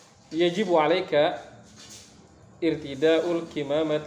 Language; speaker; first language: Arabic; non-native, learner; Indonesian